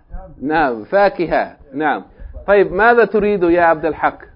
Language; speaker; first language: Arabic; non-native, fluent; English